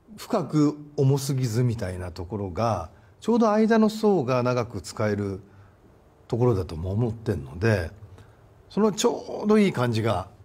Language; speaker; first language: Japanese; native; Japanese